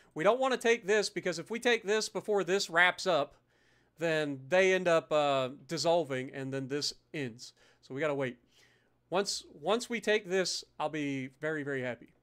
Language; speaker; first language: English; native; English